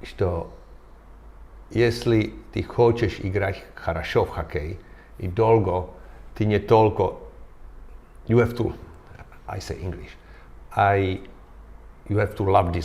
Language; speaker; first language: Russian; non-native, learner; Czech